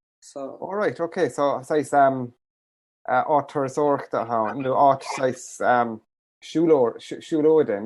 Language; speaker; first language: Irish; native; Irish